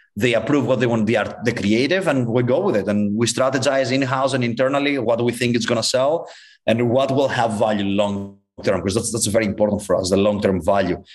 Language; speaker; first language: English; non-native, fluent; Greek